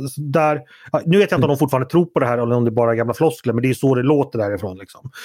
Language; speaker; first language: Swedish; native; Swedish